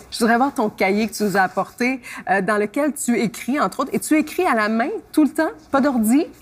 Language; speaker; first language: French; native; French